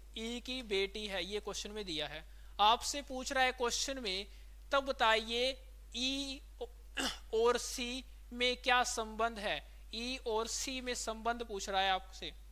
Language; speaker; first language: Hindi; native; Hindi